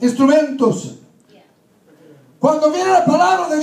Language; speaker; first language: Spanish; early bilingual, heritage; Spanish